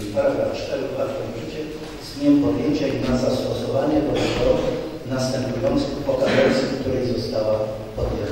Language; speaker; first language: Polish; native; Polish